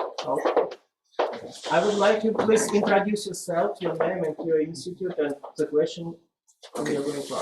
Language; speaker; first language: English; non-native, fluent; Russian